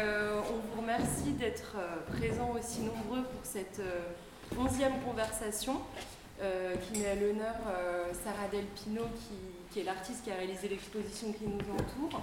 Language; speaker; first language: French; native; French